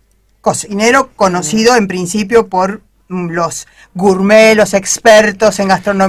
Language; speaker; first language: Spanish; native; Spanish